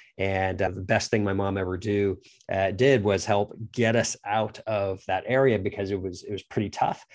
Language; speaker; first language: English; native; English